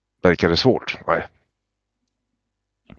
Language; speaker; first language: Swedish; native; Swedish